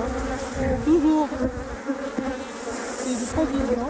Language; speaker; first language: French; non-native, local second language; Arabic